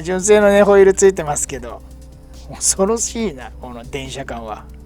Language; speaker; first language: Japanese; native; Japanese